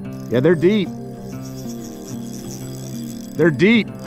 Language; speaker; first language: English; native; English